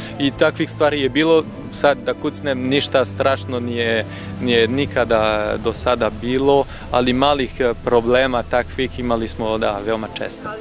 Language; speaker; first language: Serbian; non-native, fluent; French